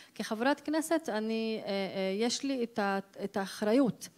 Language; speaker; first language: Hebrew; non-native, local second language; Arabic